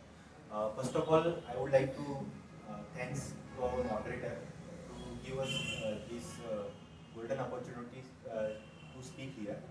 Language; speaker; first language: English; non-native, local second language; Marathi